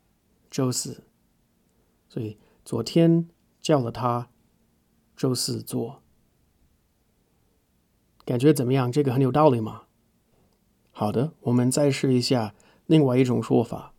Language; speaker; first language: Chinese; non-native, fluent; English